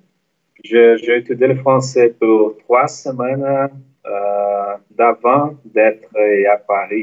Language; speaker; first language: French; non-native, learner; Portuguese